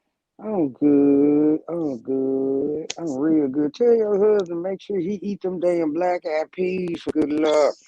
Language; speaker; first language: English; native; English